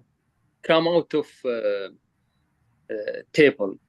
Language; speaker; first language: English; non-native, learner; Arabic